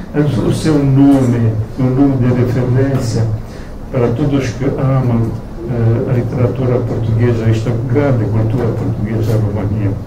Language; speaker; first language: Portuguese; non-native, learner; Romanian